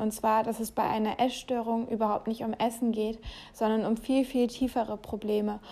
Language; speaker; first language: German; native; German